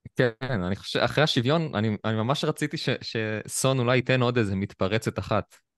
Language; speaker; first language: Hebrew; native; Hebrew